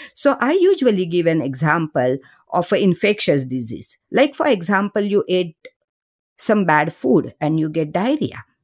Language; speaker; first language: English; non-native, local second language; Marathi